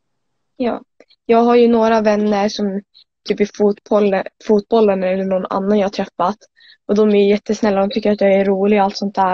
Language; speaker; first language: Swedish; native; Swedish